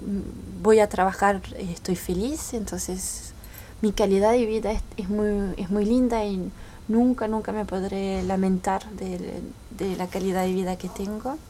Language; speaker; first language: Spanish; early bilingual, heritage; French